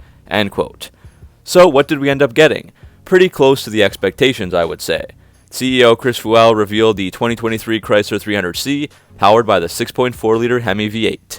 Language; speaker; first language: English; native; English